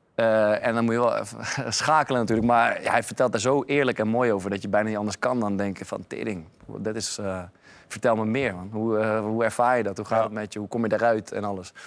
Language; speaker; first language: Dutch; native; Dutch